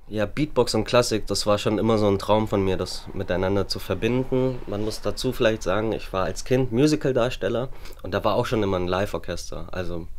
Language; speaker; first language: German; native; German